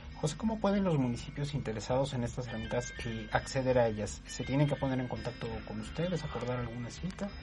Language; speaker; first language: Spanish; native; Spanish